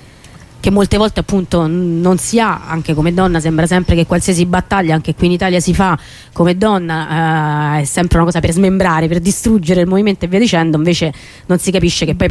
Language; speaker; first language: Italian; native; Italian